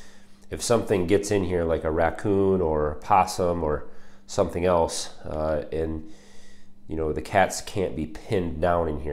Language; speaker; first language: English; native; English